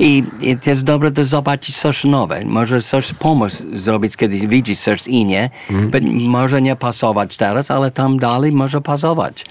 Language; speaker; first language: Polish; early bilingual, heritage; English